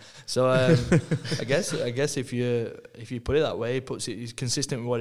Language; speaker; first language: English; native; English